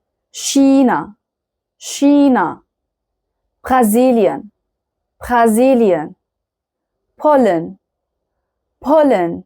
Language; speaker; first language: German; non-native, fluent; Arabic